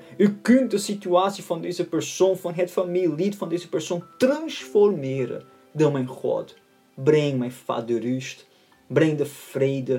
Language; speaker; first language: Dutch; non-native, fluent; Portuguese